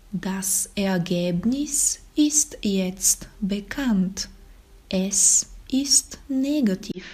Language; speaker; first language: German; non-native, fluent; Bulgarian